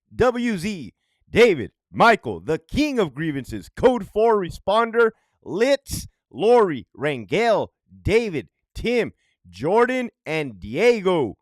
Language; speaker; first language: English; native; English